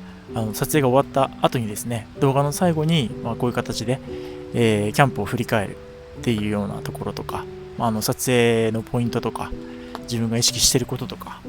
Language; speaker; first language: Japanese; native; Japanese